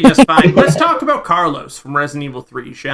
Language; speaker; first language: English; native; English